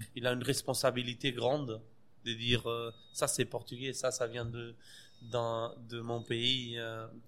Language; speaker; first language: French; non-native, fluent; Portuguese